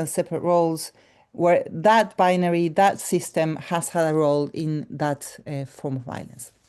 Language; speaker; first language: English; non-native, fluent; Spanish